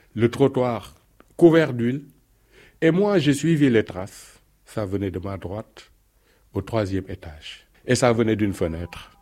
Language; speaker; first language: French; non-native, local second language; Wolof